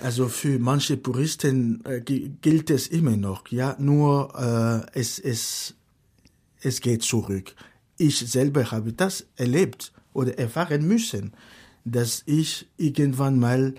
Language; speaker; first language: German; non-native, fluent; Fon